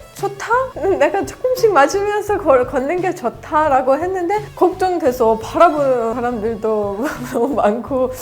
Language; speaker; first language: Korean; non-native, fluent; Persian